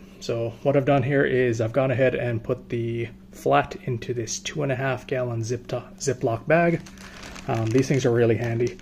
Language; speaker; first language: English; native; English